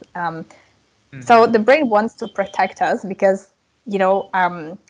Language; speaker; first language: English; non-native, fluent; Russian